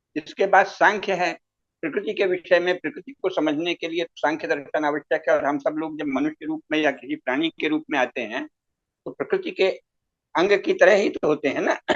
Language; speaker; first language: Hindi; native; Hindi